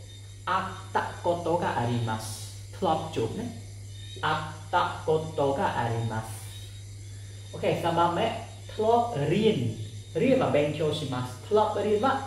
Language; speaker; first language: Japanese; non-native, fluent; Khmer